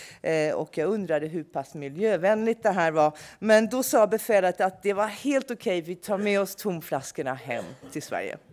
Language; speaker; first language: Swedish; non-native, fluent; English